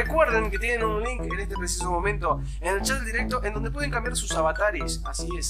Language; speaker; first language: Spanish; native; Spanish